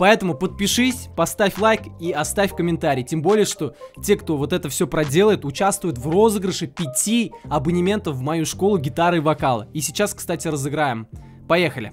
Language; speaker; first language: Russian; native; Russian